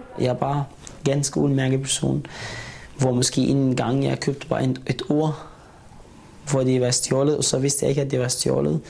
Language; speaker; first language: Danish; non-native, fluent; Arabic